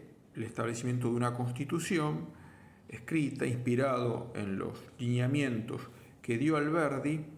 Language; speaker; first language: Spanish; native; Spanish